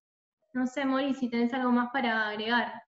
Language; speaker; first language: Spanish; native; Spanish